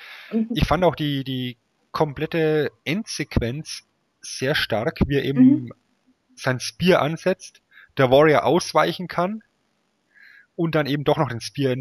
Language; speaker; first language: German; native; German